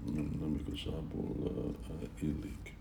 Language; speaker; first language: Hungarian; early bilingual, heritage; Hungarian